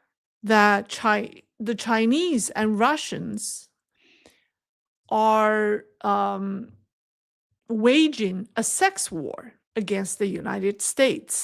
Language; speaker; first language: English; non-native, fluent; Chinese